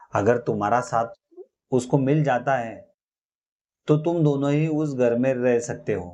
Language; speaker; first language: Hindi; non-native, local second language; Marathi